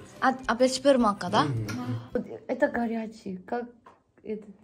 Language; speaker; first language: Russian; non-native, learner; Korean